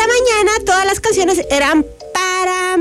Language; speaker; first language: Spanish; native; Spanish